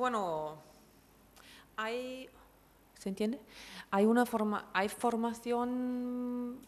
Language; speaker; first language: Spanish; non-native, fluent; German